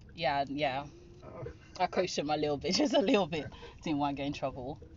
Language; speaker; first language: English; non-native, fluent; Dutch